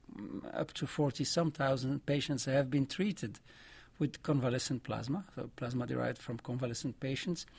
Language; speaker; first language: English; non-native, fluent; French